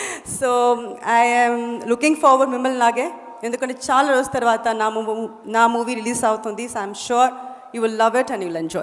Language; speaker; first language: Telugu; non-native, fluent; Tamil